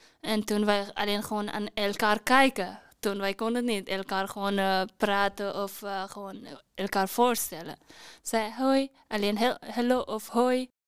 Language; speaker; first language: Dutch; non-native, learner; Persian